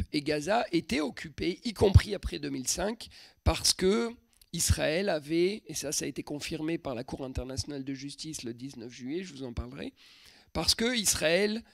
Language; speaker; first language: French; native; French